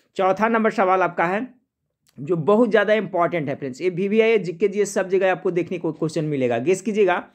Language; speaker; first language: Hindi; native; Hindi